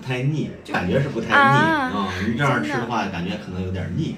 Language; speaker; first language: Chinese; native; Chinese